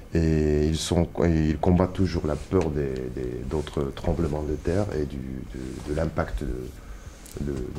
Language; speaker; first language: French; non-native, fluent; Japanese